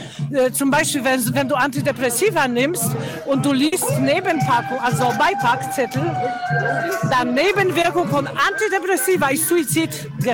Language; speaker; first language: German; non-native, fluent; Polish